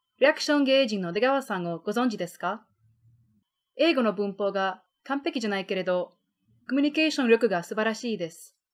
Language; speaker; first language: Japanese; non-native, fluent; English